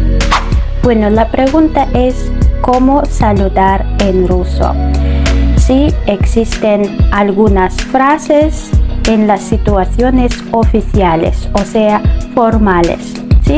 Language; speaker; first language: Spanish; non-native, fluent; Russian